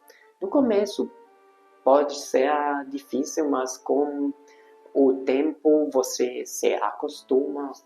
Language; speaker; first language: Portuguese; non-native, fluent; Hungarian